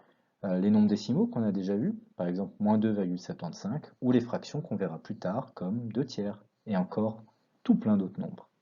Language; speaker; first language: French; native; French